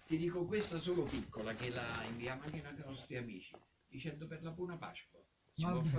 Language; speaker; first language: Italian; native; Italian